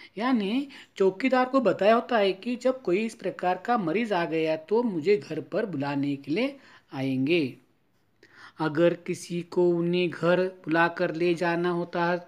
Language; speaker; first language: Hindi; non-native, local second language; Marathi